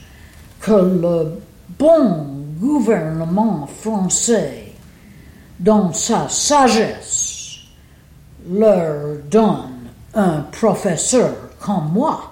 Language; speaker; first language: French; non-native, fluent; English